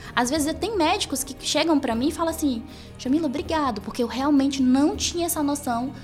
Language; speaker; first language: Portuguese; native; Portuguese